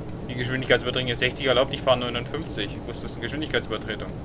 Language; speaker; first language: German; native; German